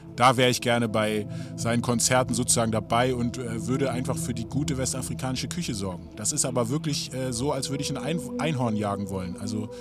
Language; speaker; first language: German; native; German